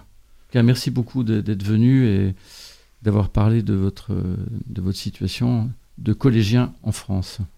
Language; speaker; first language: French; native; French